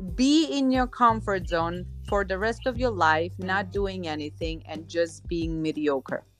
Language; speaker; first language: English; non-native, fluent; Slovenian